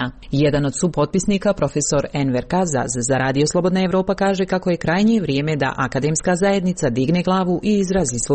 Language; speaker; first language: Serbian; native; Serbian